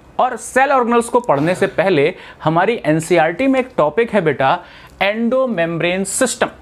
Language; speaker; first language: Hindi; native; Hindi